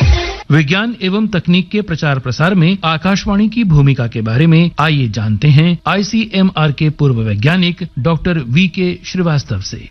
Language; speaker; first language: Hindi; native; Hindi